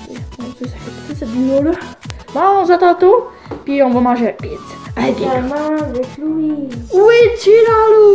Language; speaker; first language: French; native; French